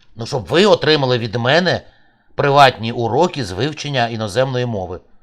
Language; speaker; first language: Ukrainian; native; Ukrainian